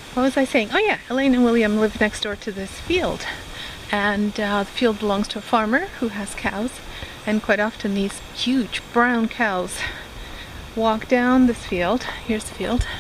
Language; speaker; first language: English; native; English